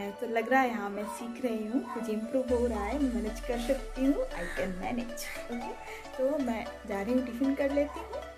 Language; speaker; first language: Hindi; native; Hindi